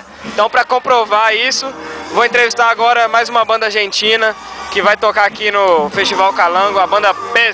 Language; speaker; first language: Portuguese; native; Portuguese